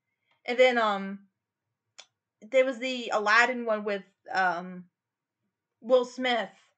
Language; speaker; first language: English; native; English